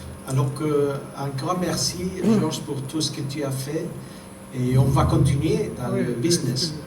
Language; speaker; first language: French; non-native, fluent; Spanish